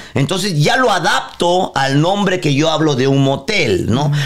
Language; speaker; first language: Spanish; native; Spanish